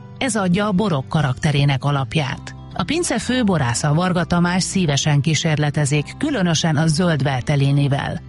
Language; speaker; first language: Hungarian; native; Hungarian